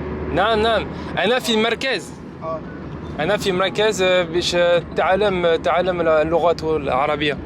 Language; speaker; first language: Arabic; non-native, learner; French